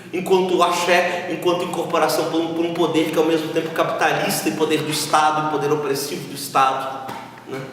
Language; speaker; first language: Portuguese; native; Portuguese